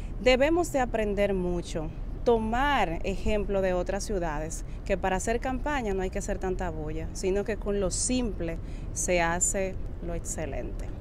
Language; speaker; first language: Spanish; native; Spanish